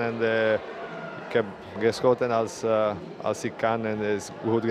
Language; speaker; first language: Dutch; non-native, learner; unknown